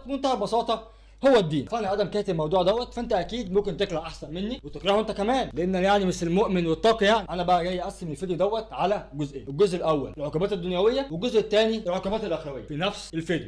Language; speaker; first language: Arabic; native; Arabic